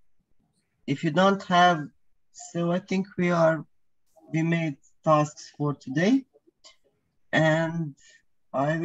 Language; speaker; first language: English; non-native, fluent; Croatian